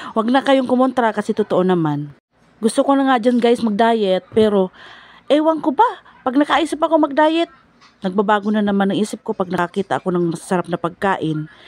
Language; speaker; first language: Filipino; non-native, local second language; Bikol